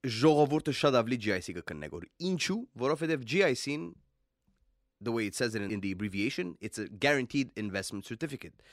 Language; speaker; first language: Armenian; early bilingual, heritage; Armenian